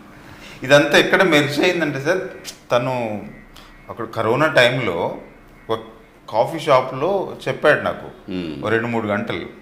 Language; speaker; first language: Telugu; native; Telugu